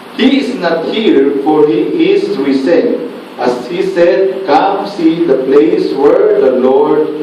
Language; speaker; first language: English; non-native, local second language; Filipino